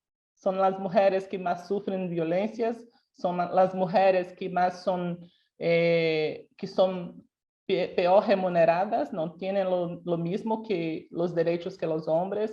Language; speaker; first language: Spanish; non-native, local second language; Portuguese